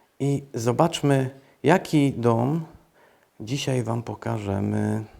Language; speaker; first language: Polish; native; Polish